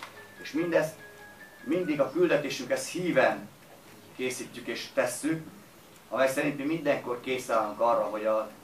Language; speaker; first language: Hungarian; native; Hungarian